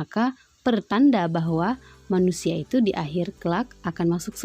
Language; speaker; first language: Indonesian; native; Indonesian